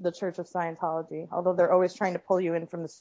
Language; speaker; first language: English; native; English